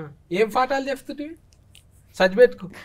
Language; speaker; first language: Telugu; native; Telugu